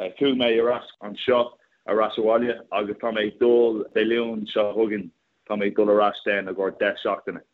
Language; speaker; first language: Irish; non-native, local second language; English